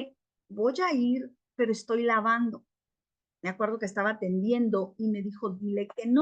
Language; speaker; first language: Spanish; native; Spanish